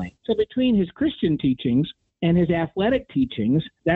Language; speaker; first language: English; native; English